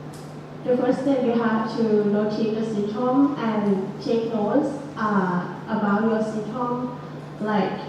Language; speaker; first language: English; non-native, learner; Thai